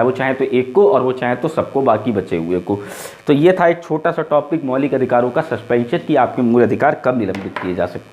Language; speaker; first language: Hindi; native; Hindi